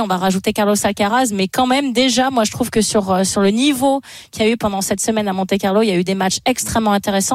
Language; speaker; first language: French; native; French